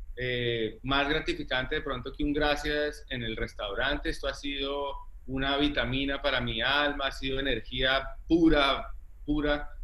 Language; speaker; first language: Spanish; native; Spanish